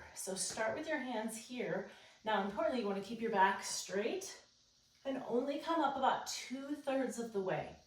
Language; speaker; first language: English; native; English